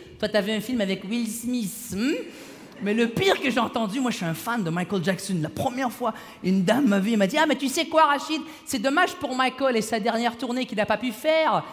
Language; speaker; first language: French; early bilingual, other home language; Arabic